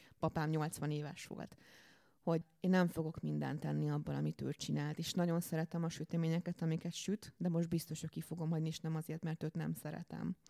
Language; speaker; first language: Hungarian; native; Hungarian